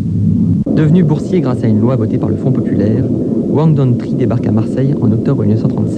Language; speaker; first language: French; native; French